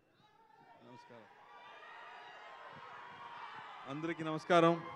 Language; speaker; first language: Telugu; non-native, local second language; Tamil